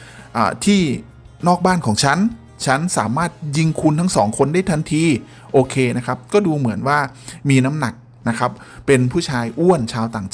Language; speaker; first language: Thai; native; Thai